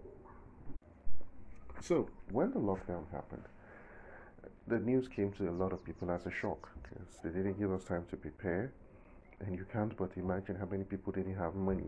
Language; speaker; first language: English; non-native, local second language; Yoruba